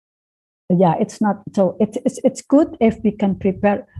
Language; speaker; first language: English; non-native, fluent; Indonesian